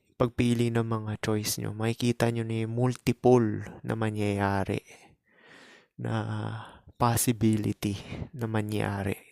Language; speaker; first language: Filipino; native; Filipino